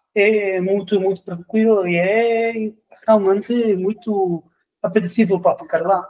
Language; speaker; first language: Portuguese; non-native, fluent; Spanish